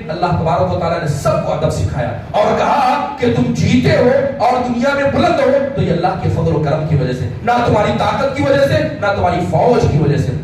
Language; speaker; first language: Urdu; native; Urdu